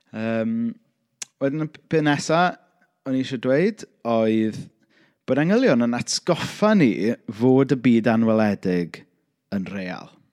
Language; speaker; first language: Welsh; native; Welsh